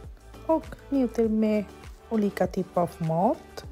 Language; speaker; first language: Swedish; non-native, learner; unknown